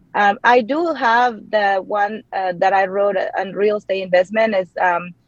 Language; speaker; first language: English; non-native, fluent; Spanish